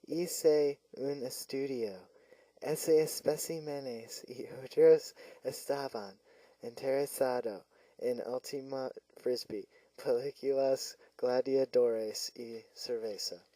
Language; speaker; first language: Spanish; non-native, learner; English